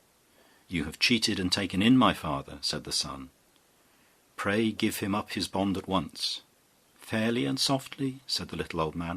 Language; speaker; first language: English; native; English